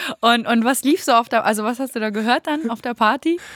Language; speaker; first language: German; native; German